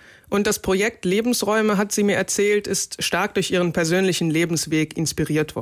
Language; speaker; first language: German; native; German